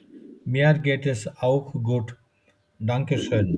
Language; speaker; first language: German; non-native, fluent; Bangla